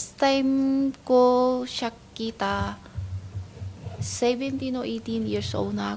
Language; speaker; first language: Filipino; non-native, learner; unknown